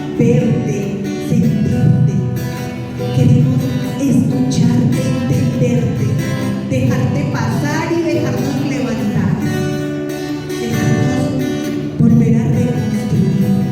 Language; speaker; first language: Spanish; native; Spanish